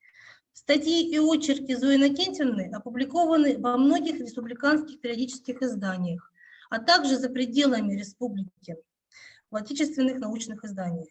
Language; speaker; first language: Russian; native; Russian